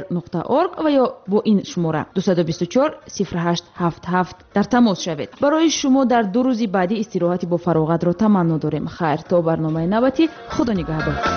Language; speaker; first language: Tajik; native; Tajik